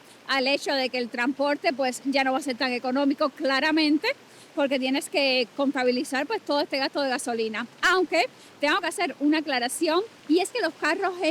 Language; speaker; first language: Spanish; native; Spanish